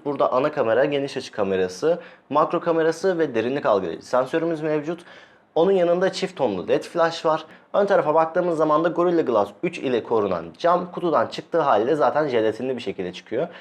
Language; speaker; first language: Turkish; native; Turkish